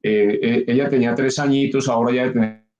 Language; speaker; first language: Spanish; native; Spanish